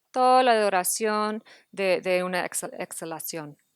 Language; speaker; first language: Spanish; non-native, fluent; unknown